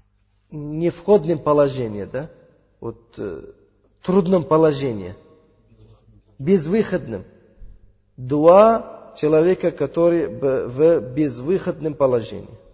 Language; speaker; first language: Russian; non-native, learner; Uzbek